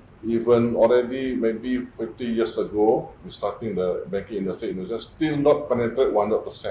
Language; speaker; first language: English; non-native, fluent; Indonesian